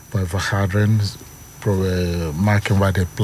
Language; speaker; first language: Dutch; non-native, fluent; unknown